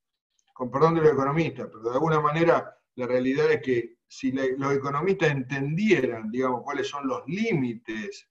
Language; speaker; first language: Spanish; native; Spanish